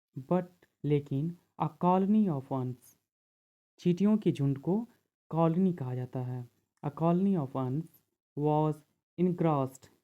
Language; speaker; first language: Hindi; native; Hindi